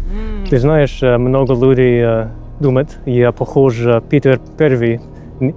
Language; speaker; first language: Russian; non-native, learner; English